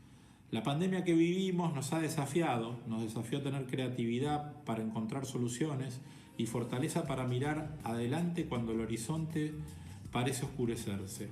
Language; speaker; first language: Spanish; native; Spanish